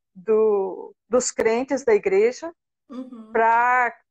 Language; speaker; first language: Portuguese; native; Portuguese